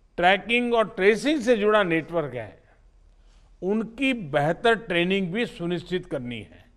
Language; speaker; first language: Hindi; non-native, local second language; Gujarati